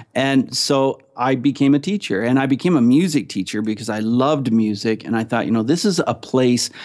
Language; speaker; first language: English; native; English